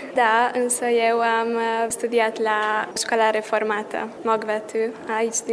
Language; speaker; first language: Romanian; early bilingual, heritage; Romanian